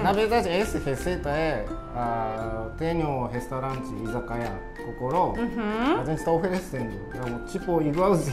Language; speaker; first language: Portuguese; non-native, learner; Japanese